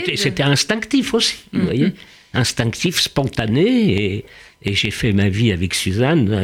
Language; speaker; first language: French; early bilingual, other home language; Yiddish